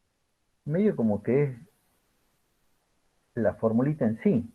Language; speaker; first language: Spanish; native; Spanish